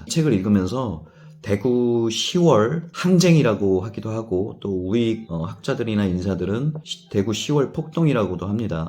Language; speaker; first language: Korean; native; Korean